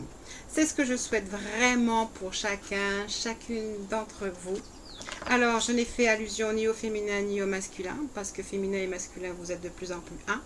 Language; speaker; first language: French; native; French